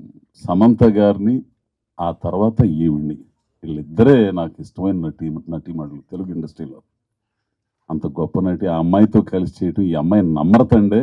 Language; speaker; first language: Telugu; native; Telugu